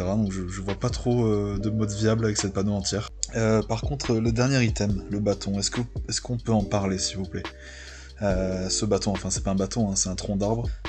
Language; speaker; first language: French; native; French